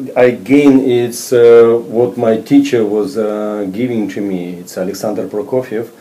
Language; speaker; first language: English; non-native, fluent; Russian